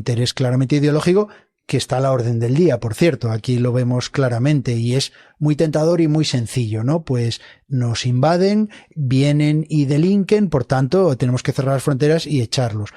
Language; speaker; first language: Spanish; native; Spanish